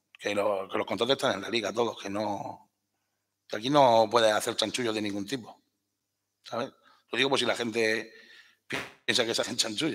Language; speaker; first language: Spanish; native; Spanish